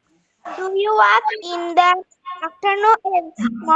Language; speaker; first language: English; non-native, learner; Bangla